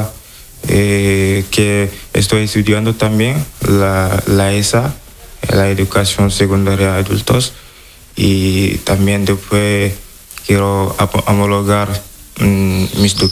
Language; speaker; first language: Spanish; non-native, fluent; Wolof